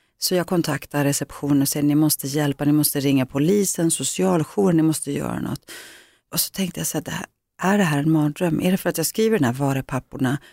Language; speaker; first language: Swedish; early bilingual, other home language; Greek